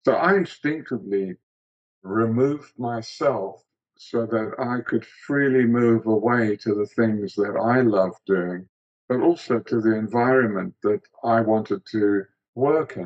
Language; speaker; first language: English; early bilingual, other home language; Greek